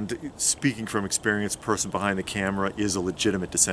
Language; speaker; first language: English; native; English